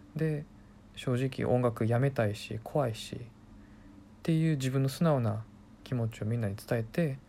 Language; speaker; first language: Japanese; non-native, fluent; Korean